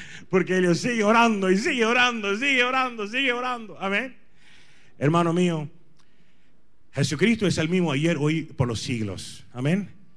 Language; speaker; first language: Spanish; non-native, fluent; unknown